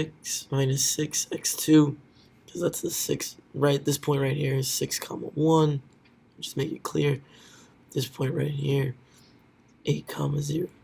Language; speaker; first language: English; native; English